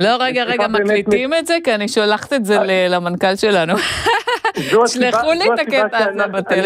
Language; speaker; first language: Hebrew; native; Hebrew